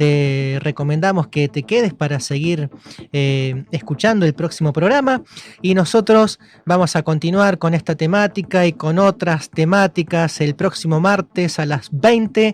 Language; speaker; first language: Spanish; native; Spanish